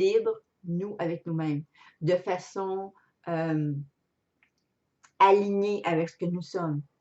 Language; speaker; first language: French; native; French